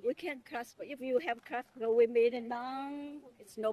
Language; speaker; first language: English; non-native, learner; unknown